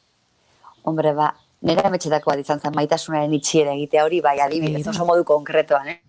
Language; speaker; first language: Basque; native; Basque